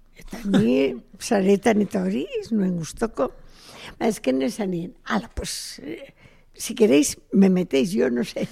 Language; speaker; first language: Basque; non-native, local second language; Spanish